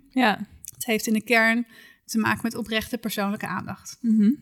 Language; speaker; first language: Dutch; native; Dutch